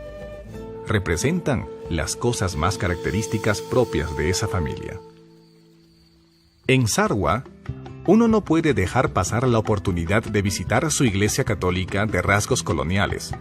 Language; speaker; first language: Spanish; native; Spanish